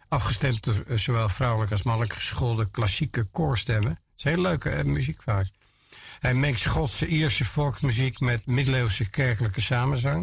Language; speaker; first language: Dutch; native; Dutch